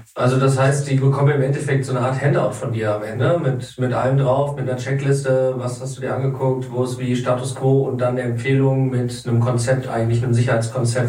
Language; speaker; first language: German; native; German